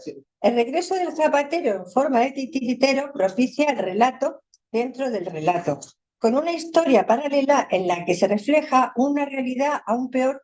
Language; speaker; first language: Spanish; native; Spanish